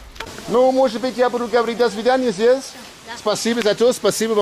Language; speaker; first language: Russian; non-native, learner; English